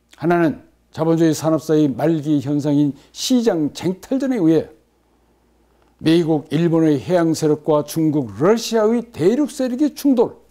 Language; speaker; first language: Korean; native; Korean